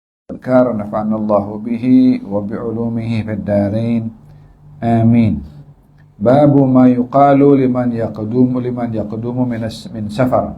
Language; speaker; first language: Arabic; non-native, fluent; Malay